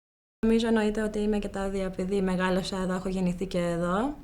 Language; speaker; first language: Greek; early bilingual, heritage; Greek